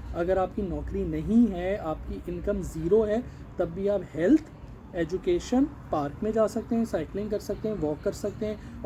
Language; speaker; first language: Urdu; native; Urdu